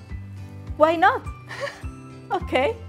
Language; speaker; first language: English; non-native, fluent; Spanish